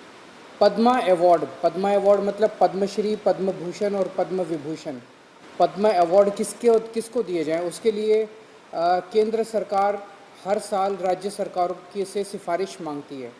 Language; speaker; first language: Hindi; native; Hindi